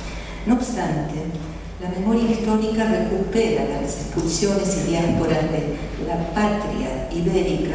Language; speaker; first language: Spanish; native; Spanish